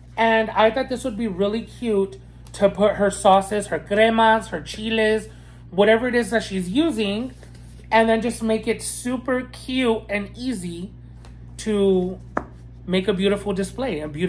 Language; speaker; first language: English; native; English